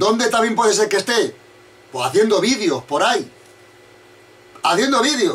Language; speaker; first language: Spanish; native; Spanish